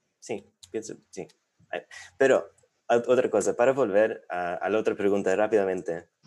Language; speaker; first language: Spanish; non-native, fluent; English